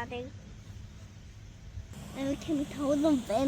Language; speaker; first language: Albanian; early bilingual, heritage; Albanian